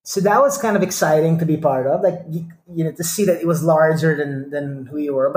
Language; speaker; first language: English; non-native, local second language; Filipino